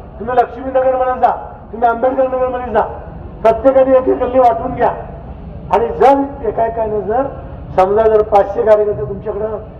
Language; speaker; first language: Marathi; native; Marathi